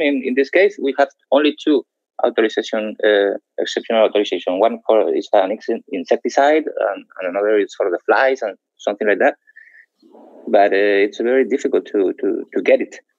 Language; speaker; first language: English; non-native, fluent; Spanish